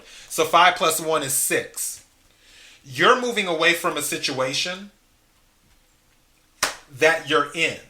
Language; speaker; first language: English; native; English